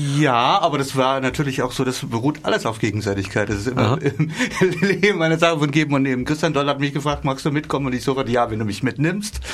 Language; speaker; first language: German; native; German